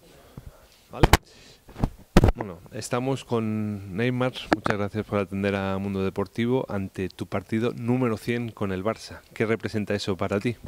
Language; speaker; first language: Spanish; native; Spanish